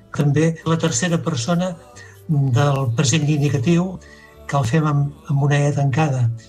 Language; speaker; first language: Catalan; native; Catalan